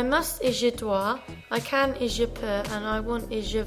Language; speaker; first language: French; non-native, learner; English